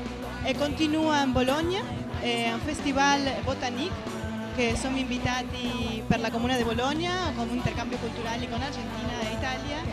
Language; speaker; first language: Italian; non-native, learner; Spanish